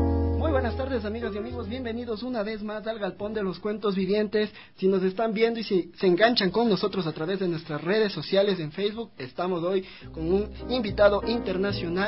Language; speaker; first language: Spanish; native; Spanish